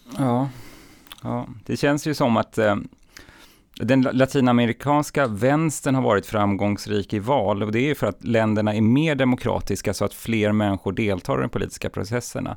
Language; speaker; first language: Swedish; native; Swedish